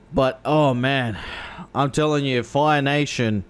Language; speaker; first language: English; native; English